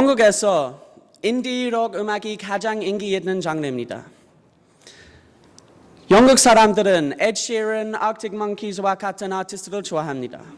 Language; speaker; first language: Korean; non-native, fluent; English